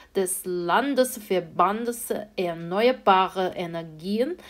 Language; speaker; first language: German; non-native, fluent; Chinese